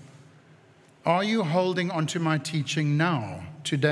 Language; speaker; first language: English; native; English